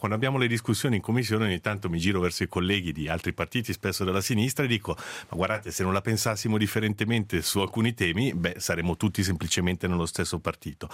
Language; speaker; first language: Italian; native; Italian